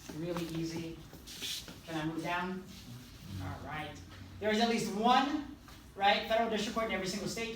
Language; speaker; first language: English; native; English